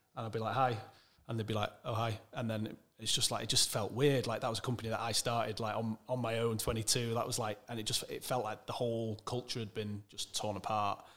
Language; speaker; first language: English; native; English